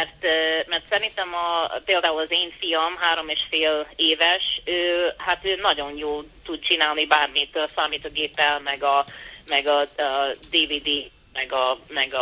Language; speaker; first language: Hungarian; early bilingual, heritage; Hungarian